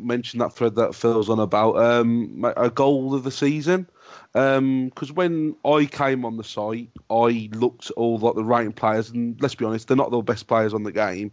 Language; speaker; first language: English; native; English